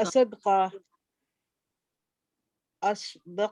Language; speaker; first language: Arabic; non-native, learner; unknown